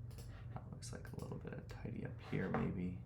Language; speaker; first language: English; native; English